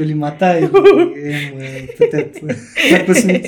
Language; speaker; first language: French; non-native, learner; Romanian